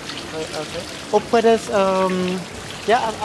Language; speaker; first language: Spanish; non-native, learner; German